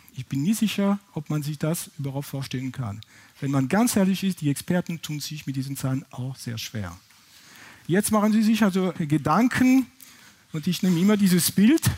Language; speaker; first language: German; non-native, fluent; French